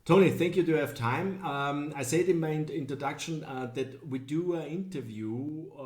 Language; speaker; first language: English; non-native, learner; German